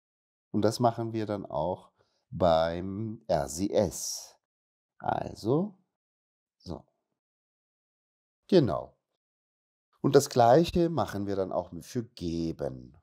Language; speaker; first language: German; non-native, fluent; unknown